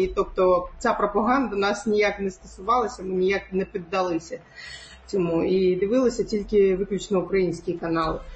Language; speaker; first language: Ukrainian; non-native, local second language; Crimean Tatar